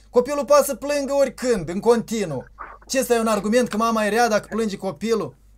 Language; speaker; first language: Romanian; native; Romanian